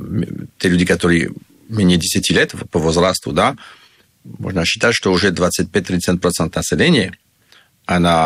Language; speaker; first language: Russian; non-native, learner; French